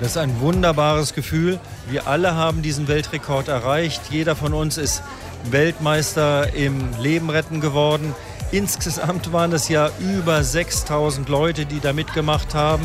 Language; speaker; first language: German; native; German